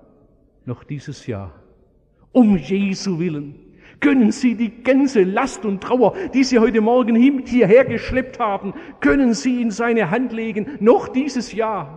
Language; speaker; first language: German; native; German